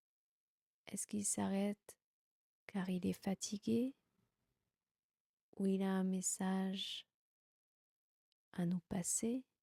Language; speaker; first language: French; non-native, fluent; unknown